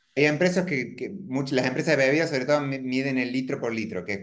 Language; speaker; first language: Spanish; native; Spanish